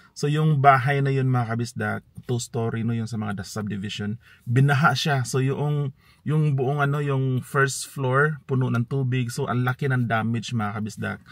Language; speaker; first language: Filipino; non-native, local second language; Cebuano